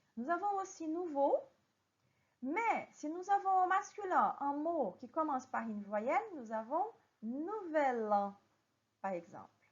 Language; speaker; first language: French; non-native, fluent; Portuguese